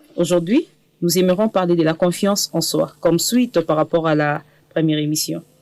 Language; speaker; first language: French; native; French